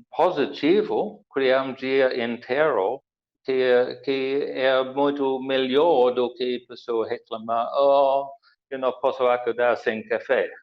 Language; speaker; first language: Portuguese; non-native, learner; English